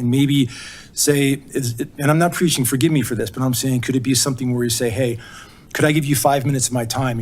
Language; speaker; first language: English; native; English